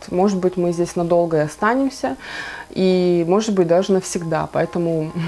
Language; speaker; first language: Russian; native; Russian